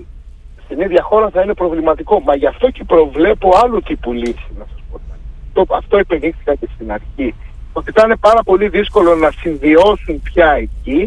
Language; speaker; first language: Greek; native; Greek